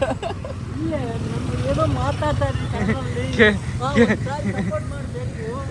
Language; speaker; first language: Kannada; non-native, learner; Telugu